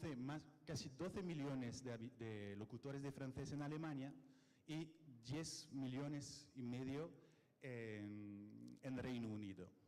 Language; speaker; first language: Spanish; non-native, fluent; French